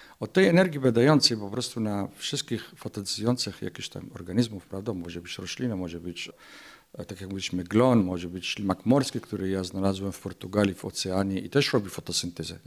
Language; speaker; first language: Polish; non-native, fluent; Arabic